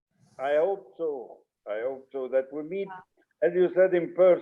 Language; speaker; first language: English; non-native, fluent; Arabic